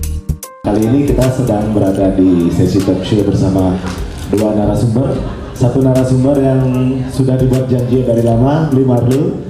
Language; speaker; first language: Indonesian; native; Indonesian